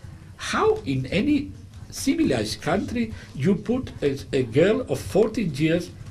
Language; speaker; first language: English; non-native, fluent; Spanish